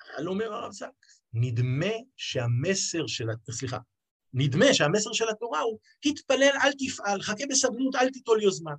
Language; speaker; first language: Hebrew; native; Hebrew